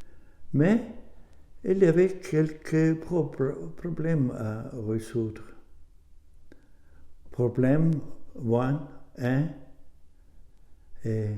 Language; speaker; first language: French; non-native, learner; German